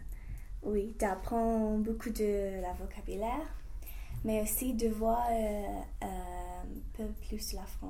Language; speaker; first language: French; non-native, fluent; English